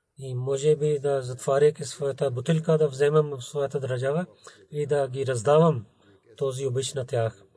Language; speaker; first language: Bulgarian; non-native, learner; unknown